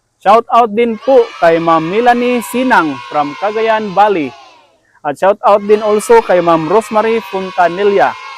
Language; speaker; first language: Filipino; non-native, local second language; Cebuano